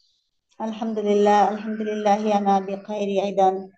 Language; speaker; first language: Arabic; non-native, learner; Bangla